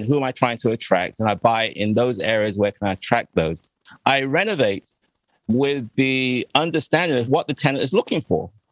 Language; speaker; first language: English; native; English